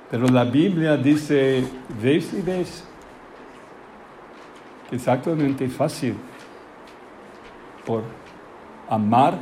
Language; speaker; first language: Spanish; non-native, fluent; English